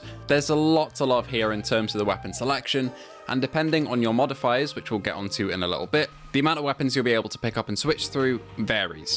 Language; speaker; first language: English; native; English